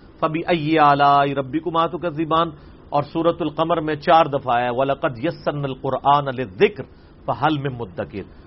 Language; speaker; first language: Urdu; non-native, local second language; Punjabi